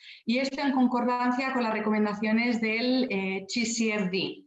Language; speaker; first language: Spanish; native; Spanish